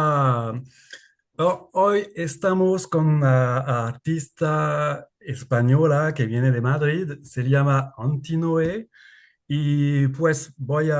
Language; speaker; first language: Spanish; non-native, learner; French